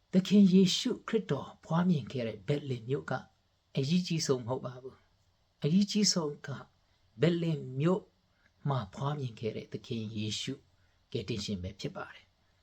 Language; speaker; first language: Burmese; non-native, local second language; Tedim Chin